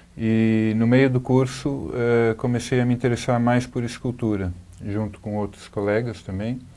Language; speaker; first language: Portuguese; native; Portuguese